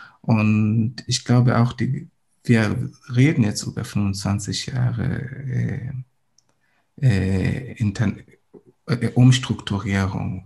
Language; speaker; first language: German; non-native, fluent; Swahili